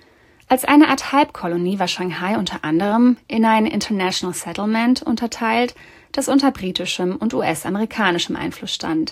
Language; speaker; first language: German; native; German